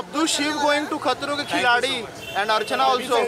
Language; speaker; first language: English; non-native, local second language; Hindi